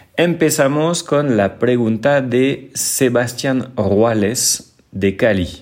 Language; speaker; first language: Spanish; non-native, fluent; French